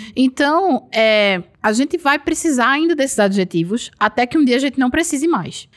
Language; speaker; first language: Portuguese; native; Portuguese